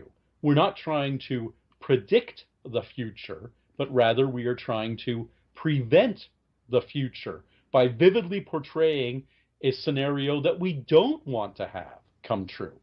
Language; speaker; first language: English; native; English